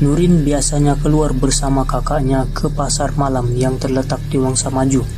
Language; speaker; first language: Malay; native; Malay